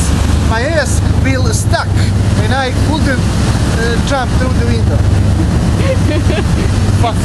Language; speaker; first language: English; non-native, learner; Croatian